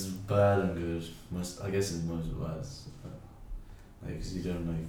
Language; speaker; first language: English; native; English